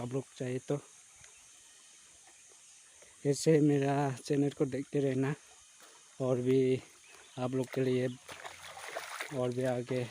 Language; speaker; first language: Hindi; non-native, local second language; Kok Borok